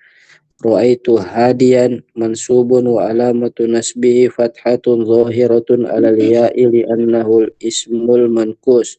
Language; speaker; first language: Arabic; non-native, learner; Indonesian